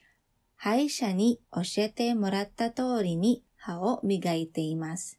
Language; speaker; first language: Japanese; non-native, learner; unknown